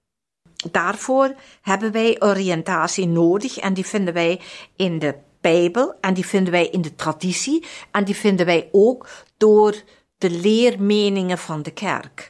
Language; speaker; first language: Dutch; non-native, fluent; German